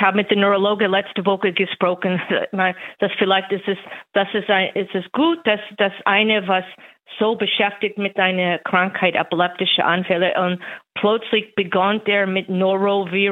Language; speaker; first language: German; non-native, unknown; English